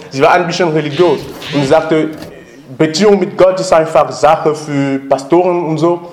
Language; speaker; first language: German; non-native, learner; French